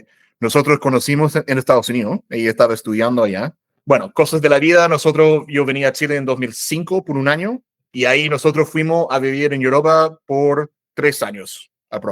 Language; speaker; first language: Spanish; non-native, fluent; English